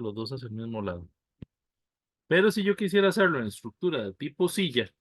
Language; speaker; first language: Spanish; native; Spanish